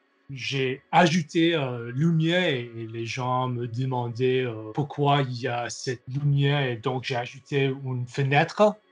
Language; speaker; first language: French; non-native, learner; English